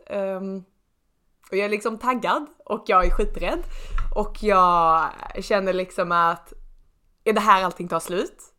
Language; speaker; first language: Swedish; native; Swedish